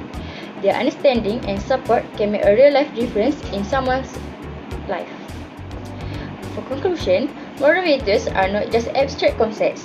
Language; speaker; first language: English; non-native, local second language; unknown